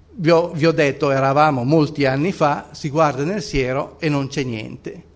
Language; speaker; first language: Italian; native; Italian